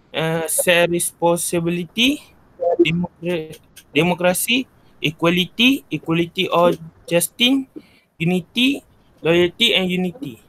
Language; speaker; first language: English; non-native, local second language; Malay